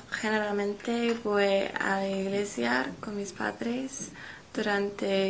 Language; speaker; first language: Spanish; non-native, learner; English